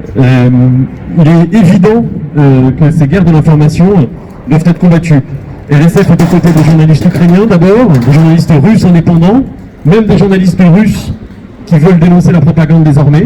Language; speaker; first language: French; native; French